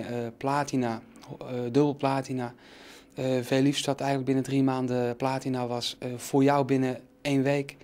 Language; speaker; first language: Dutch; native; Dutch